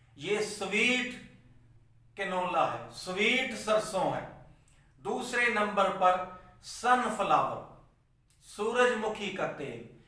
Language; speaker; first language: Urdu; non-native, local second language; Punjabi